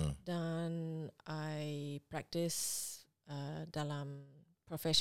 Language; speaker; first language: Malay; non-native, learner; English